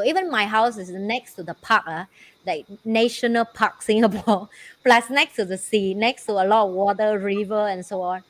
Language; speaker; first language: English; non-native, fluent; Vietnamese